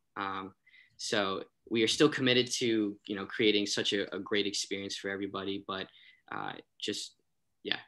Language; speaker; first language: English; native; English